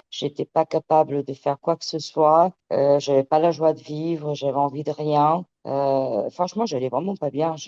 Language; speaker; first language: French; early bilingual, other home language; Portuguese